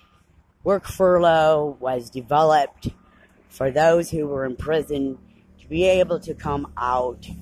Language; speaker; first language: English; native; English